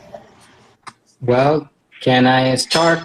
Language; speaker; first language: English; non-native, learner; Spanish